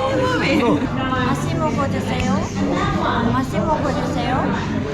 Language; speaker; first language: Korean; non-native, learner; Japanese